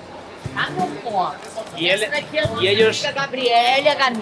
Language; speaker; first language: Portuguese; native; Portuguese